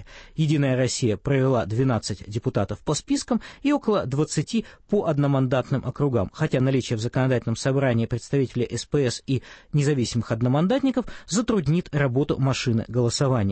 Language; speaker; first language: Russian; native; Russian